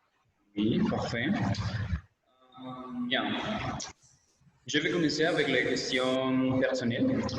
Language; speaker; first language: French; non-native, learner; Spanish